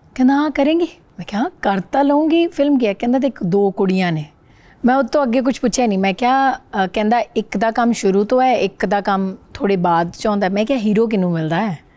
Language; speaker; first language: Punjabi; non-native, local second language; Hindi